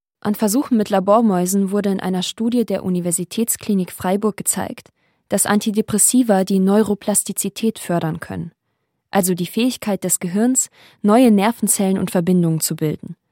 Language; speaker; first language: German; native; German